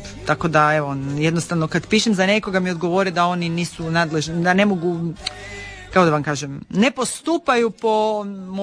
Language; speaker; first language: Serbian; native; Serbian